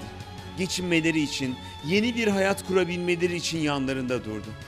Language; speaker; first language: Turkish; native; Turkish